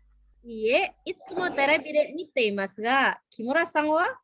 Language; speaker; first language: Japanese; non-native, fluent; Indonesian